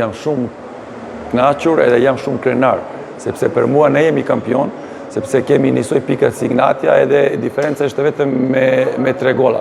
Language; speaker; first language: Albanian; non-native, learner; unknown